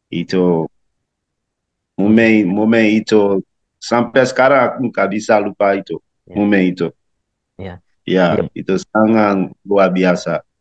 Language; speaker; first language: Indonesian; non-native, learner; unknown